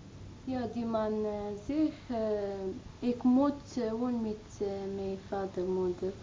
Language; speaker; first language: Dutch; non-native, learner; Arabic